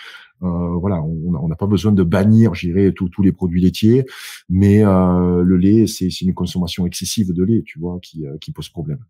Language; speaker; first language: French; native; French